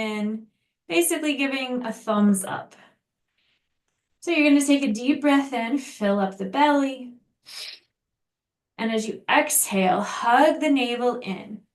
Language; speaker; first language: English; native; English